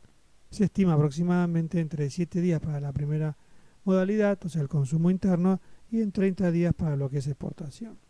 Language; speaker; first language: Spanish; native; Spanish